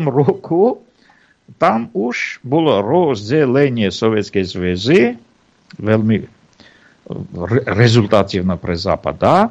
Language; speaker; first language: Slovak; non-native, fluent; Armenian